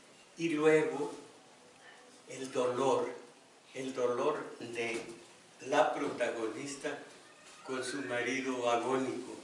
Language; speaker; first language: Spanish; native; Spanish